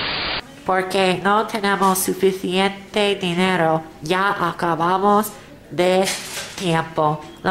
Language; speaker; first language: Spanish; non-native, learner; English